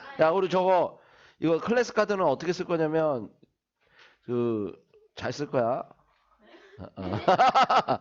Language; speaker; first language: Korean; native; Korean